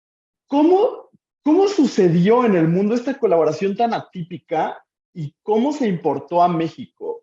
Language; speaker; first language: Spanish; native; Spanish